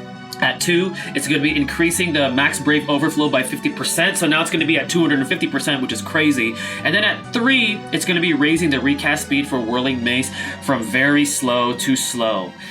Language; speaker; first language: English; native; English